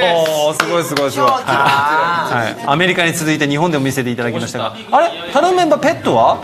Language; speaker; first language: Japanese; native; Japanese